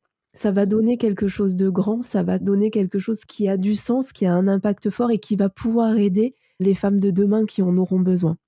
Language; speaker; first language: French; native; French